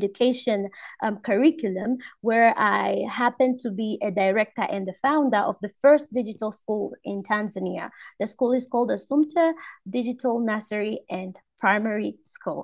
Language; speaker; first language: English; non-native, local second language; Swahili